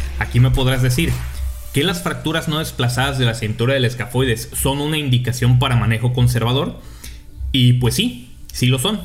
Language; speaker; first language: Spanish; native; Spanish